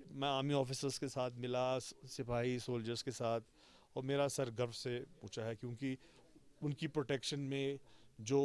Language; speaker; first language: Hindi; native; Hindi